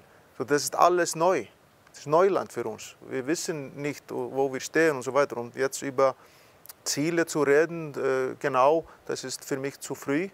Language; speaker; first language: German; non-native, fluent; Icelandic